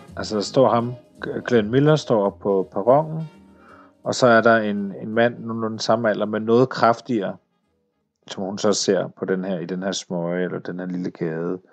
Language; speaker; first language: Danish; native; Danish